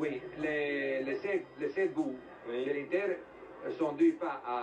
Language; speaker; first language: French; non-native, fluent; Italian